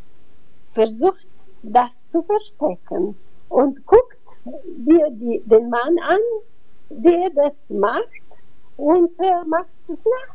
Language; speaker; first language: German; non-native, fluent; Bulgarian